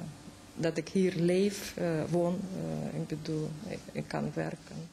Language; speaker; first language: Dutch; non-native, fluent; Russian